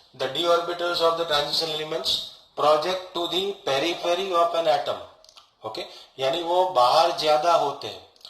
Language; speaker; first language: Hindi; non-native, local second language; Gujarati